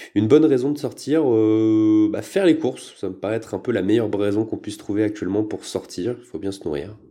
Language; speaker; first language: French; native; French